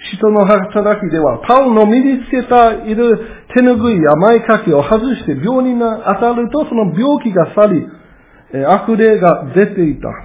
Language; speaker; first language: Japanese; non-native, fluent; English